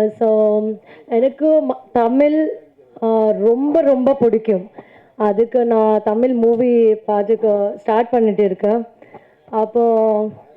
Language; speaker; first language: Tamil; non-native, learner; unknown